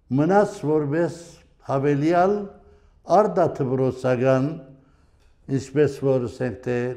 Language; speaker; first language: Armenian; early bilingual, heritage; Armenian